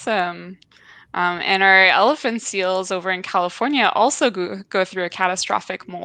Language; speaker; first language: English; native; English